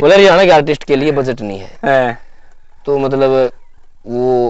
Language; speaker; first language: Hindi; native; Hindi